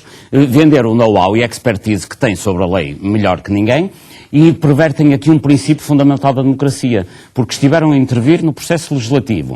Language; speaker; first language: Portuguese; native; Portuguese